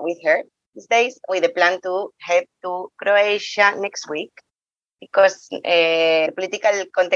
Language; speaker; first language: English; non-native, fluent; Spanish